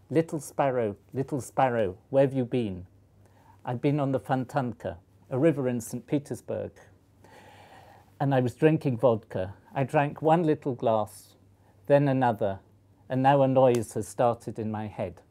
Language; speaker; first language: English; native; English